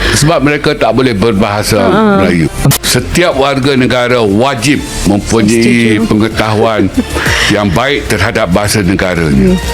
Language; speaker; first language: Malay; native; Malay